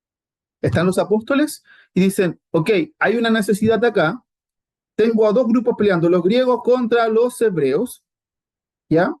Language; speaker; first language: Spanish; native; Spanish